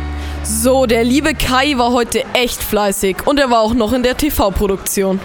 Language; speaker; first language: German; native; German